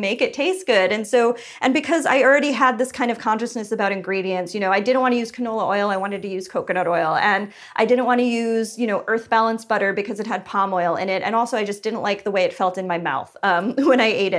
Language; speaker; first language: English; native; English